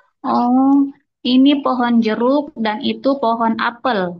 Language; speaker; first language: Indonesian; native; Indonesian